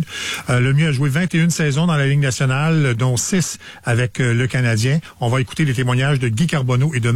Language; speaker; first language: French; native; French